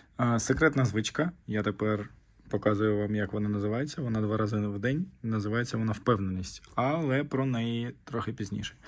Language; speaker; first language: Ukrainian; non-native, local second language; Russian